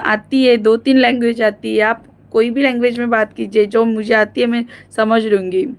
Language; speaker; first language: Hindi; non-native, local second language; Marathi